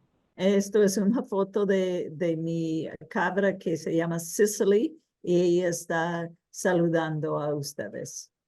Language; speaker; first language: Spanish; early bilingual, heritage; Spanish